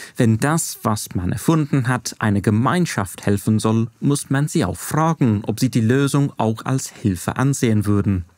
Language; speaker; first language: German; non-native, fluent; English